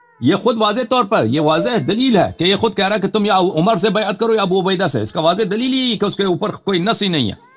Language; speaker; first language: Urdu; non-native, fluent; Persian